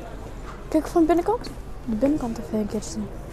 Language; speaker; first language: Dutch; early bilingual, other home language; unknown